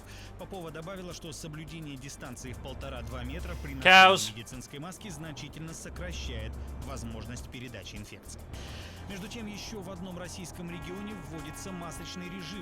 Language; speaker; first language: Russian; native; Russian